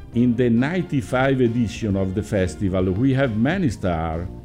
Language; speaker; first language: English; non-native, learner; Italian